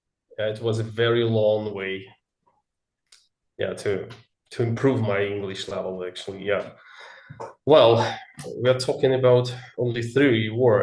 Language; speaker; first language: English; non-native, learner; Russian